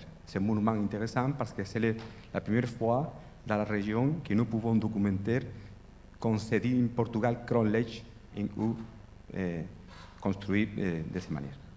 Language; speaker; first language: French; non-native, fluent; Spanish